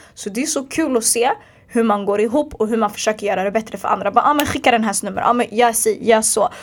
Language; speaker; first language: Swedish; early bilingual, other home language; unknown